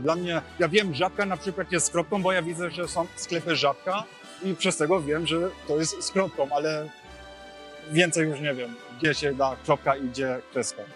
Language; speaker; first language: Polish; non-native, learner; German